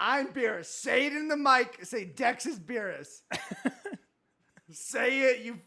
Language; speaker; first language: English; native; English